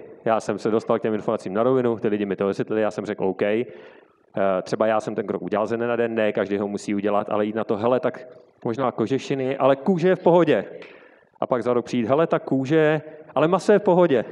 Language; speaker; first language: Czech; native; Czech